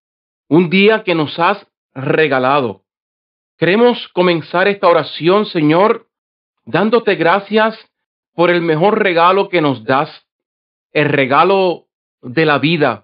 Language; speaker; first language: Spanish; native; Spanish